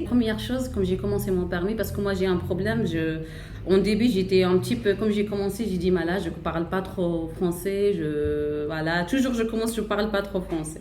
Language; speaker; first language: French; non-native, learner; Arabic